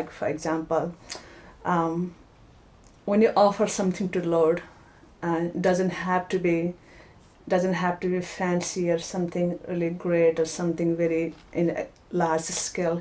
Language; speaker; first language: English; non-native, local second language; Nepali